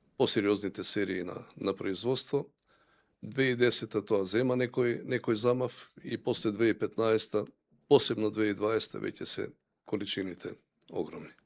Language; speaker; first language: Macedonian; native; Macedonian